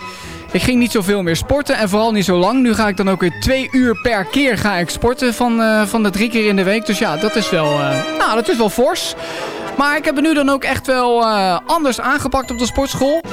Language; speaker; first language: Dutch; native; Dutch